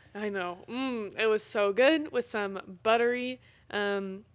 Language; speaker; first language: English; native; English